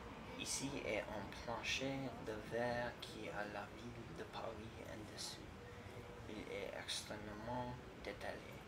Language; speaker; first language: French; non-native, learner; English